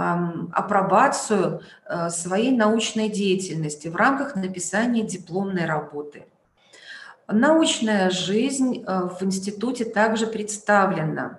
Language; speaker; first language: Russian; native; Russian